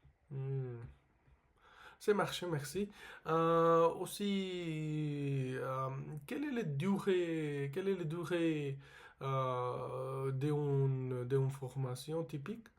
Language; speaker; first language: French; non-native, learner; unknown